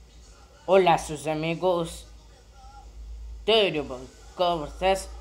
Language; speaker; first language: Spanish; non-native, learner; Portuguese